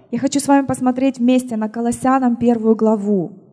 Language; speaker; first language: Russian; native; Russian